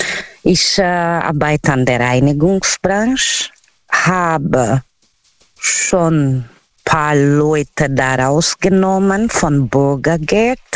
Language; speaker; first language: German; non-native, learner; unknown